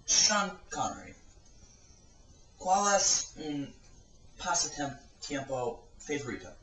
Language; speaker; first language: Spanish; non-native, learner; English